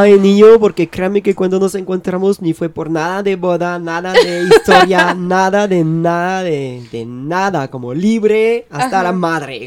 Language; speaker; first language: Spanish; non-native, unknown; French